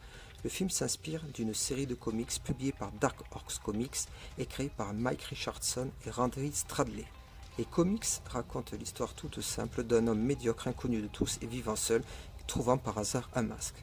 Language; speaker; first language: French; native; French